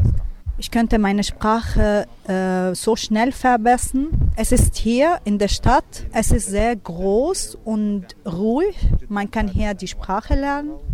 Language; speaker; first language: German; non-native, learner; Arabic